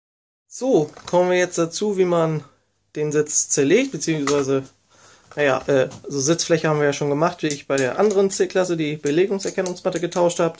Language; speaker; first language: German; native; German